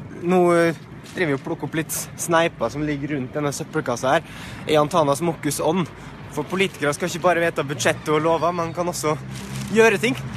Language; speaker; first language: Norwegian; native; Norwegian